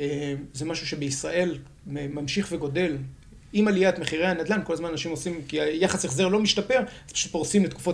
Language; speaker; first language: Hebrew; native; Hebrew